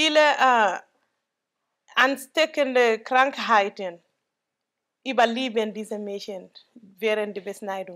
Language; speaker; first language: German; non-native, local second language; Mandingo